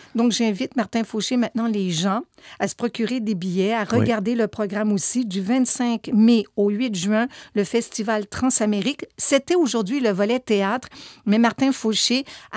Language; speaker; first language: French; native; French